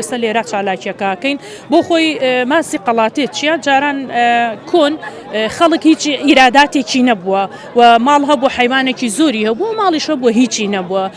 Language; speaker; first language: Central Kurdish; native; Central Kurdish